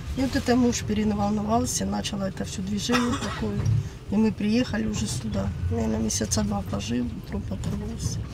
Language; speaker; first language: Russian; native; Russian